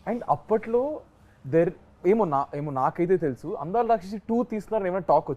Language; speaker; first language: Telugu; native; Telugu